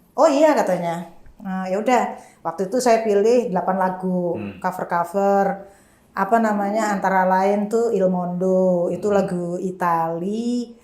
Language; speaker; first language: Indonesian; native; Indonesian